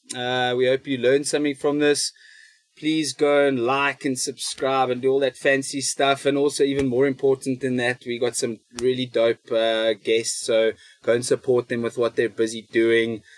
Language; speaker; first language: English; native; English